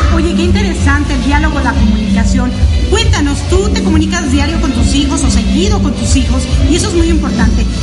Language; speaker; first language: Spanish; native; Spanish